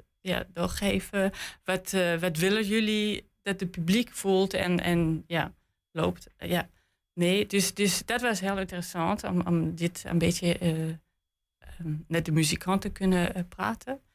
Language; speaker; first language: Dutch; non-native, learner; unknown